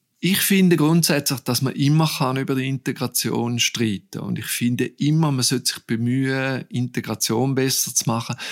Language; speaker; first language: German; native; German